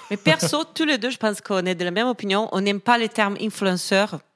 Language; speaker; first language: French; non-native, fluent; Portuguese